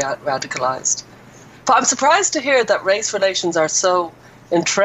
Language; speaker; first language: English; native; English